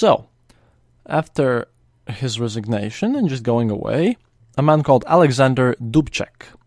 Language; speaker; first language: English; non-native, fluent; Latvian